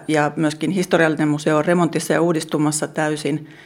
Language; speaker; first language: Finnish; native; Finnish